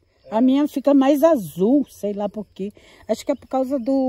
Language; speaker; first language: Portuguese; native; Portuguese